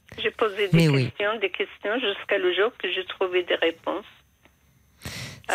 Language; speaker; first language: French; non-native, fluent; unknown